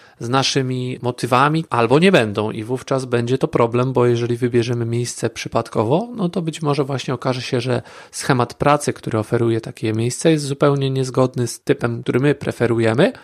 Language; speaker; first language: Polish; native; Polish